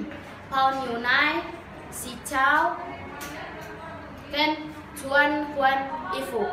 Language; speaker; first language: Chinese; non-native, learner; Indonesian